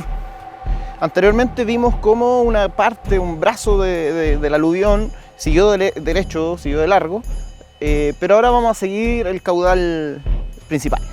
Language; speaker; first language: Spanish; native; Spanish